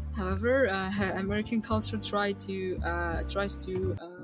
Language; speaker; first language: English; non-native, fluent; Arabic